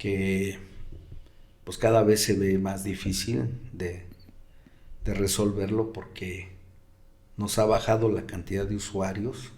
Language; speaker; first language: Spanish; native; Spanish